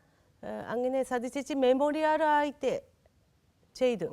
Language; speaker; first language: Malayalam; non-native, learner; Japanese